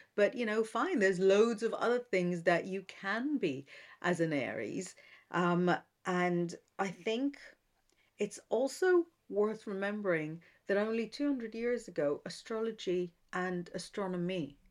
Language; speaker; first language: English; non-native, fluent; Hebrew